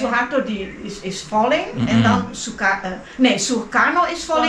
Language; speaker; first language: English; non-native, learner; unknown